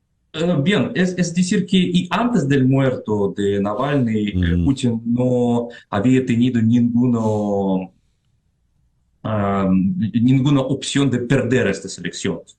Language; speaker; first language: Spanish; non-native, fluent; Russian